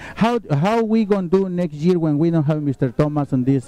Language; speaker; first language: English; non-native, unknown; Spanish